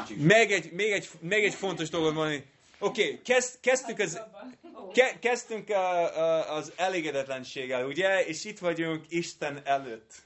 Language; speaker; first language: Hungarian; non-native, fluent; English